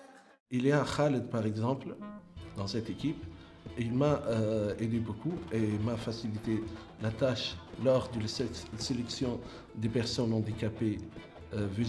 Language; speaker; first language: French; non-native, local second language; Arabic